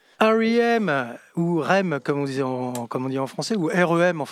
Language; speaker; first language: French; native; French